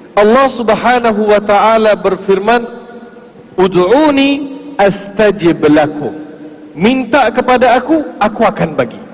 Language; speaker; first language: Malay; non-native, local second language; Tamil